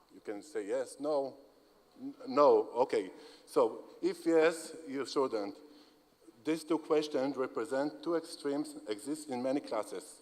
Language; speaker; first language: English; non-native, fluent; Hebrew